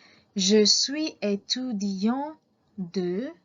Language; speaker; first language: French; non-native, fluent; Indonesian